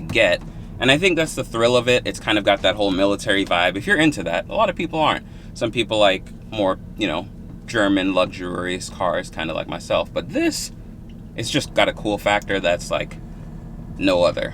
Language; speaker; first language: English; native; English